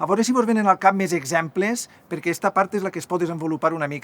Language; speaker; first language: Catalan; native; Catalan